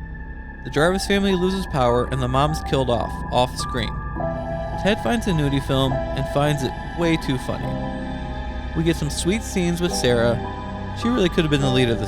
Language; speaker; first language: English; native; English